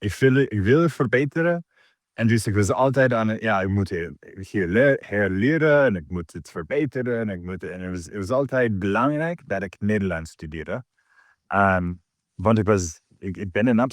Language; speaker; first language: Dutch; non-native, learner; English